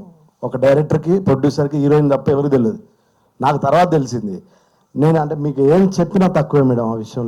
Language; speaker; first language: Telugu; native; Telugu